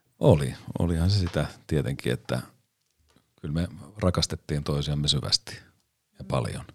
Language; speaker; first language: Finnish; native; Finnish